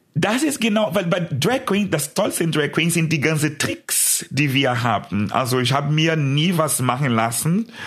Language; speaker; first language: German; non-native, fluent; Portuguese